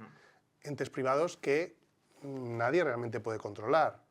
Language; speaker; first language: Spanish; native; Spanish